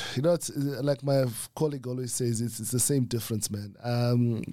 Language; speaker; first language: English; non-native, local second language; Shona